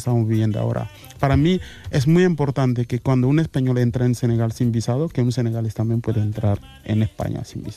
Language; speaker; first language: Spanish; non-native, fluent; Mandingo